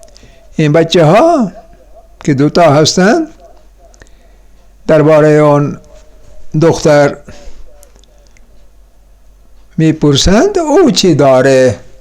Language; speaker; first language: Persian; non-native, fluent; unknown